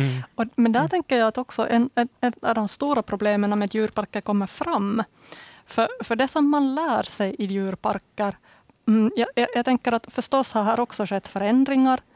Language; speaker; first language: Swedish; native; Swedish